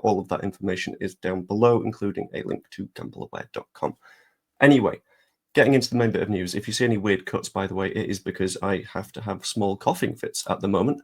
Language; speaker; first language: English; native; English